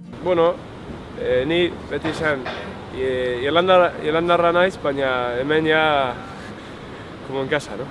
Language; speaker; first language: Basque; non-native, learner; English